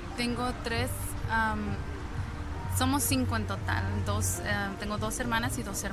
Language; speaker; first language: Spanish; early bilingual, heritage; Spanish